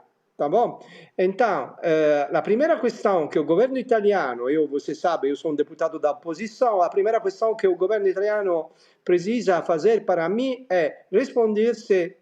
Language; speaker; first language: Portuguese; non-native, fluent; Italian